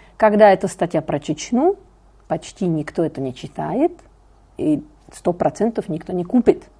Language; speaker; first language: Russian; non-native, fluent; Czech